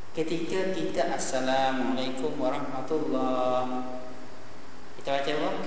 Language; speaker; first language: Malay; early bilingual, heritage; Arabic